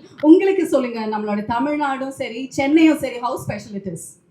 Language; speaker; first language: Tamil; native; Tamil